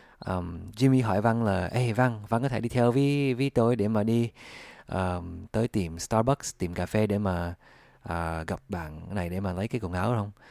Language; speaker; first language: Vietnamese; early bilingual, heritage; English